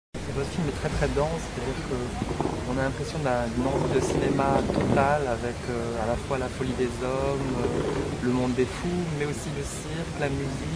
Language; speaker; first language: French; native; French